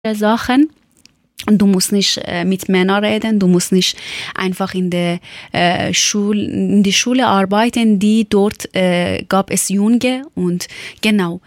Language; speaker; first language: German; non-native, learner; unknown